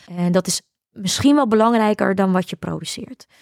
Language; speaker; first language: Dutch; early bilingual, other home language; Ukrainian